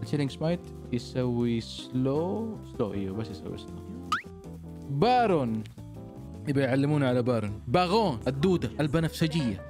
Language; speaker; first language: Arabic; native; Arabic